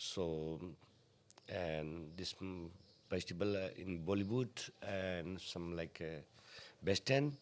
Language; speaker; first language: English; non-native, learner; Hindi